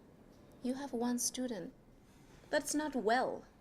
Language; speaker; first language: English; native; English